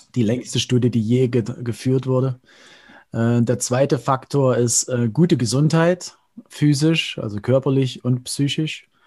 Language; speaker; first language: German; native; German